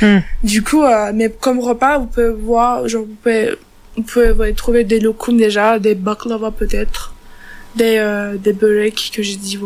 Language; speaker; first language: French; non-native, learner; Turkish